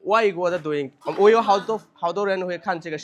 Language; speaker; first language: Chinese; non-native, fluent; Bangla